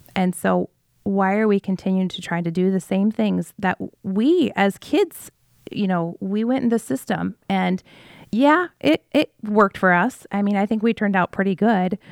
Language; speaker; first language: English; native; English